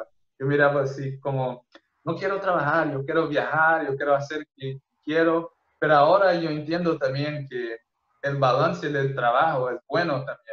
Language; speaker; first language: Spanish; non-native, fluent; Portuguese